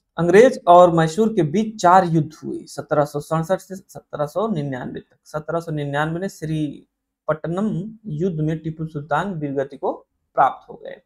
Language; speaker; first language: Hindi; native; Hindi